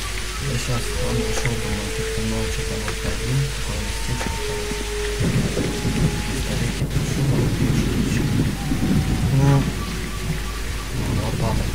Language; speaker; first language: Russian; native; Russian